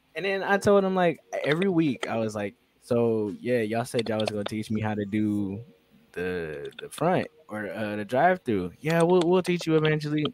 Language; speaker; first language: English; native; English